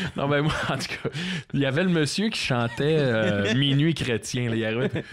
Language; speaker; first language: French; native; French